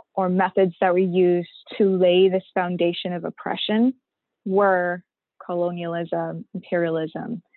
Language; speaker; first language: English; native; English